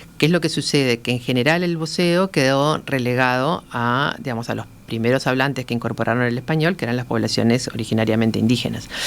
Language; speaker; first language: Spanish; native; Spanish